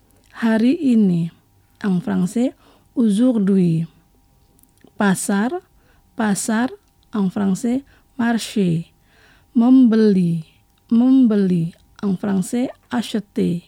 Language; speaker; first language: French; non-native, local second language; Indonesian